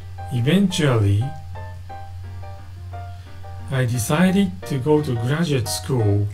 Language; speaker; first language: English; non-native, fluent; Japanese